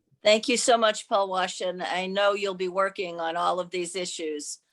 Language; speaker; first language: English; native; English